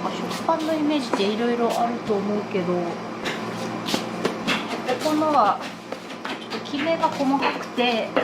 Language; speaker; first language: Japanese; native; Japanese